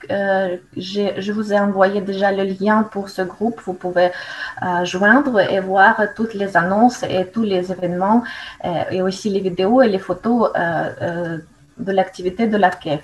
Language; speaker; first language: French; non-native, fluent; Russian